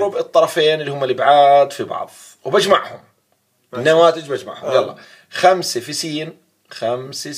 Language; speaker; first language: Arabic; native; Arabic